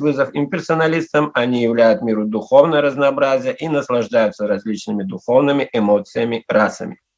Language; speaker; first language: Russian; native; Russian